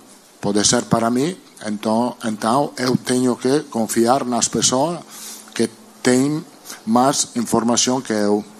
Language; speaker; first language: Portuguese; non-native, learner; Italian